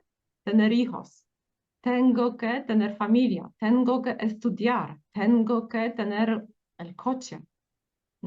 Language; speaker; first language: Spanish; non-native, fluent; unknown